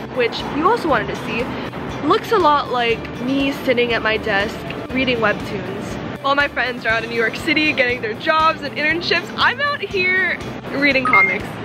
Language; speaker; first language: English; native; English